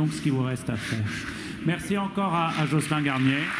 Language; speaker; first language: French; native; French